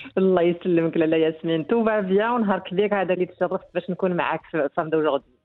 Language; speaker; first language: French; non-native, local second language; Arabic